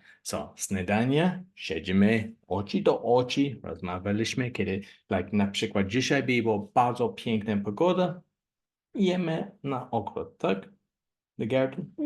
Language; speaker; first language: Polish; non-native, learner; English